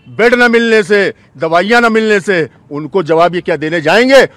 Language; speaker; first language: Hindi; native; Hindi